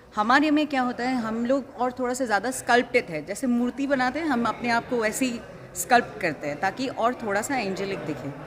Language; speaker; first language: Hindi; non-native, local second language; Assamese